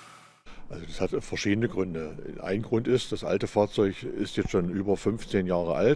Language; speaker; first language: German; native; German